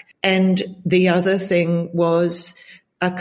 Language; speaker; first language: English; native; English